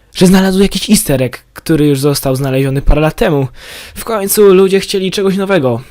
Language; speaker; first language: Polish; native; Polish